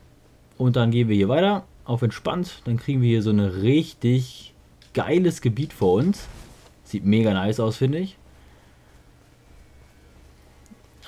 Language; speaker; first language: German; native; German